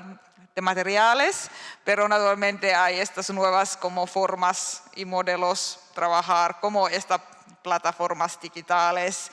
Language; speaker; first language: Spanish; non-native, learner; Finnish